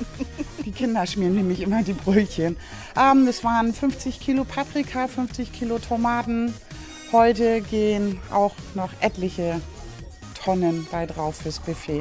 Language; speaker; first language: German; native; German